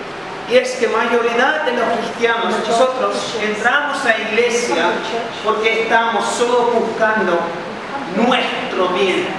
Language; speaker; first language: Spanish; non-native, fluent; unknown